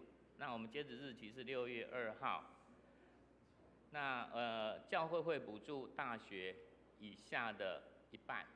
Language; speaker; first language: Chinese; native; Chinese